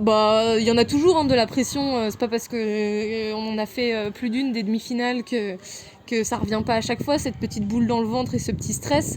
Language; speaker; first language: French; native; French